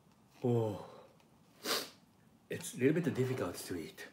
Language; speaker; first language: English; non-native, learner; Japanese